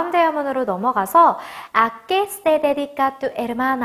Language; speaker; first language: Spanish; non-native, fluent; Korean